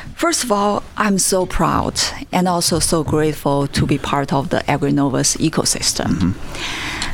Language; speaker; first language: English; non-native, fluent; Chinese